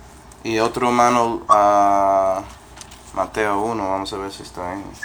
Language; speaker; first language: Spanish; non-native, fluent; English